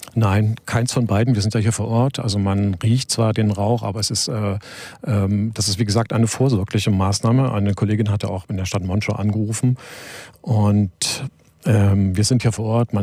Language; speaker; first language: German; native; German